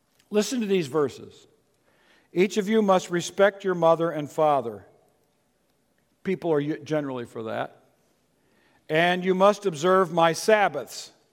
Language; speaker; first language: English; native; English